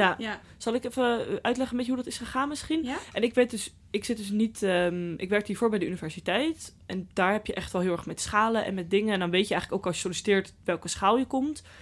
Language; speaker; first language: Dutch; native; Dutch